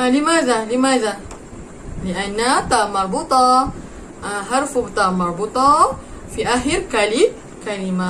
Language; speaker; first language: Arabic; non-native, learner; Malay